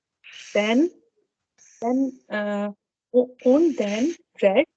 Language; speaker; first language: German; non-native, learner; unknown